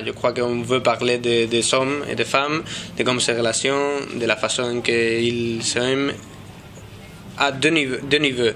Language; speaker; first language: French; non-native, learner; Spanish